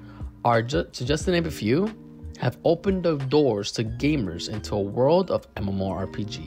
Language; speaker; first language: English; native; English